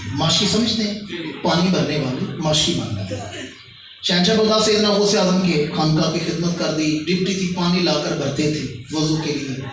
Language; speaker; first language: Urdu; non-native, local second language; Punjabi